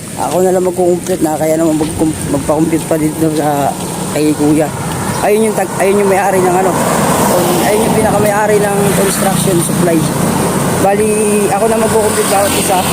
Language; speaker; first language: Filipino; non-native, local second language; Waray